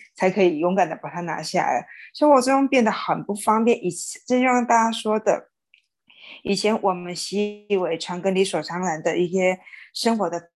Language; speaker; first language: Chinese; native; Chinese